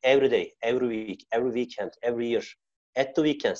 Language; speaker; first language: English; non-native, fluent; Turkish